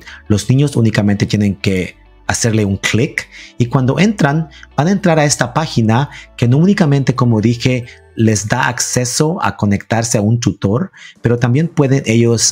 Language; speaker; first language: Spanish; early bilingual, heritage; Spanish